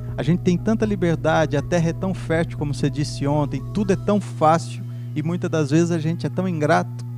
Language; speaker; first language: Portuguese; native; Portuguese